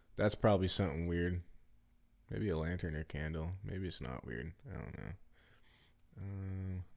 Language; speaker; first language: English; native; English